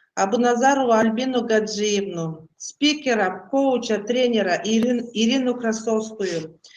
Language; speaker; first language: Russian; non-native, local second language; Kyrgyz